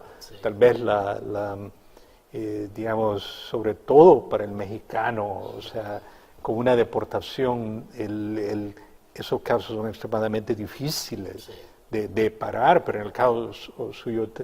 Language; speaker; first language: Spanish; native; Spanish